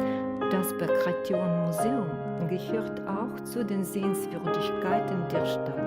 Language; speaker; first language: German; non-native, learner; Russian